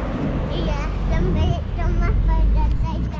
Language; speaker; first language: Indonesian; early bilingual, heritage; Indonesian